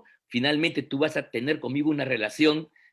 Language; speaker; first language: Spanish; native; Spanish